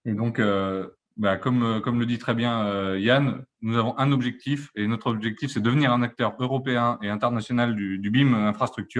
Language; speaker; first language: French; native; French